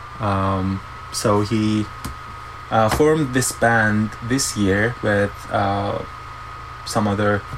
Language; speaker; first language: English; non-native, fluent; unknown